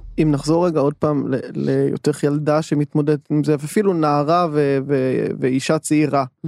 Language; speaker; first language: Hebrew; native; Hebrew